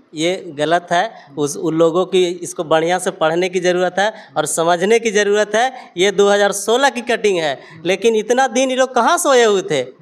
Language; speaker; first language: Hindi; native; Hindi